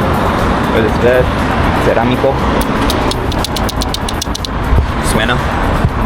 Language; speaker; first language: Spanish; non-native, learner; English